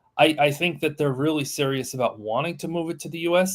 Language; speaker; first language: English; native; English